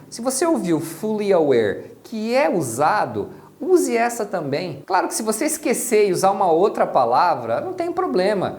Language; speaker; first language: Portuguese; native; Portuguese